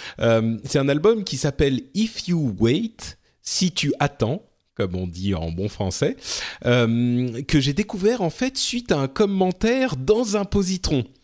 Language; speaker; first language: French; native; French